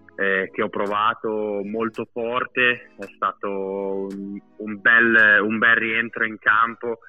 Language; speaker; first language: Italian; native; Italian